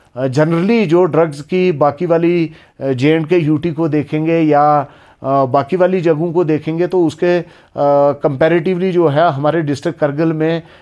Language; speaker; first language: Hindi; non-native, local second language; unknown